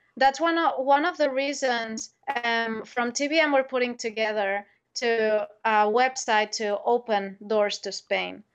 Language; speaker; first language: English; non-native, fluent; Spanish